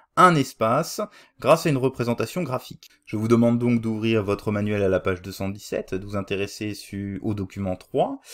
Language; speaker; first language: French; native; French